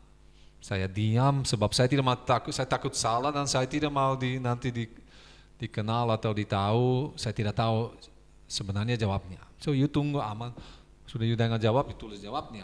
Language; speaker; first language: Indonesian; non-native, fluent; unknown